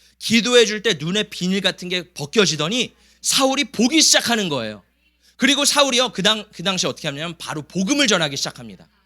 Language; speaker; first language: Korean; early bilingual, heritage; Korean